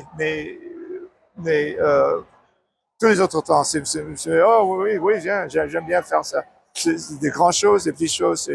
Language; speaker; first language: French; non-native, learner; English